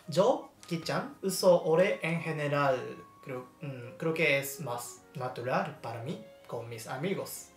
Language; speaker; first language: Spanish; non-native, learner; Japanese